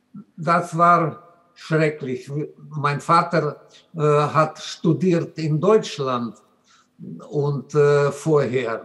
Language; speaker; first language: German; non-native, learner; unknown